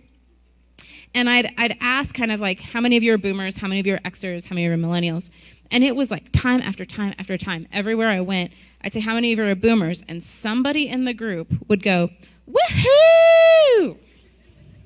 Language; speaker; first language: English; native; English